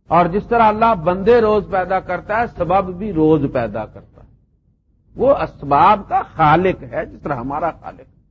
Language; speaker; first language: Urdu; non-native, local second language; Punjabi